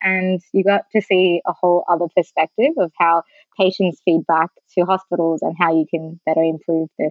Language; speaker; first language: English; non-native, local second language; Sinhala